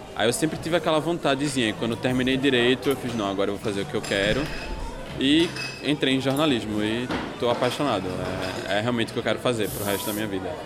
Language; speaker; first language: Portuguese; native; Portuguese